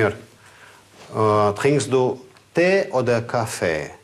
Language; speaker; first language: German; non-native, fluent; Russian